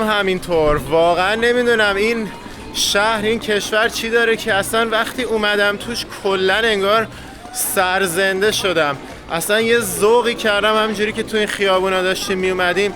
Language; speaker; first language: Persian; native; Persian